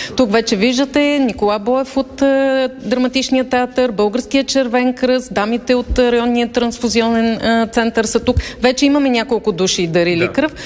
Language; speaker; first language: Bulgarian; native; Bulgarian